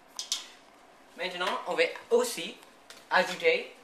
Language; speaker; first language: French; non-native, learner; English